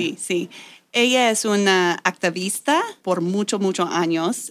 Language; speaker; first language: Spanish; non-native, fluent; English